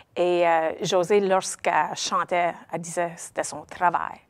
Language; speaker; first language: French; native; French